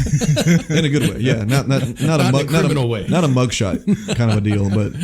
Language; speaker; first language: English; native; English